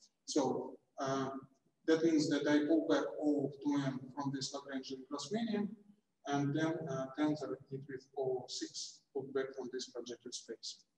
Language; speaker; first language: English; non-native, fluent; Russian